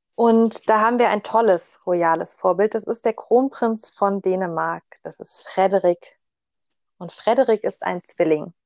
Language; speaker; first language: German; native; German